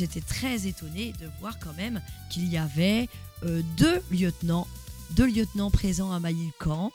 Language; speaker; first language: French; native; French